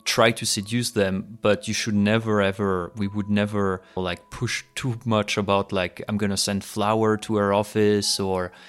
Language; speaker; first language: English; non-native, fluent; French